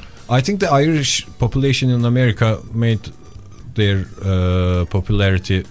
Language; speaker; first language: English; non-native, fluent; Turkish